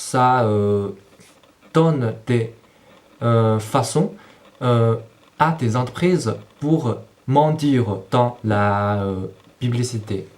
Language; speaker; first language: French; non-native, fluent; Chinese